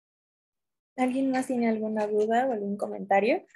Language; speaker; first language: Spanish; native; Spanish